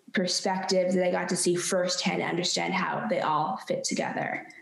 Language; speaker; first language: English; native; English